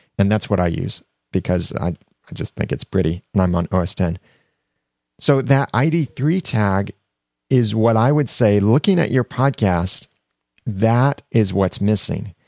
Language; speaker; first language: English; native; English